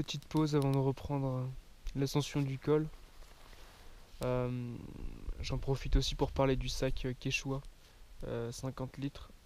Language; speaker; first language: French; native; French